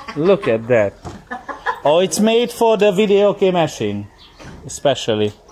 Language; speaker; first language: English; non-native, learner; Hungarian